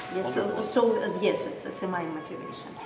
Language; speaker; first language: English; non-native, learner; Russian